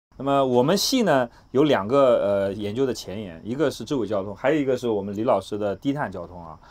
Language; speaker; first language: Chinese; native; Chinese